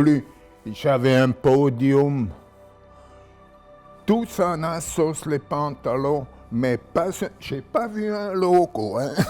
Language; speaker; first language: French; non-native, local second language; German